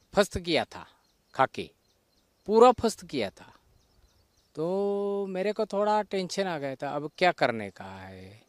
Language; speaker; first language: Hindi; non-native, local second language; Marathi